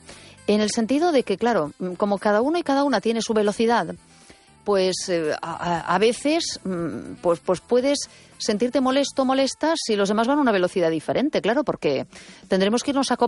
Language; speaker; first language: Spanish; native; Spanish